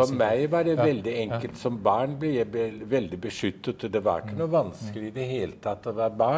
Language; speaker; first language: Norwegian; early bilingual, heritage; Norwegian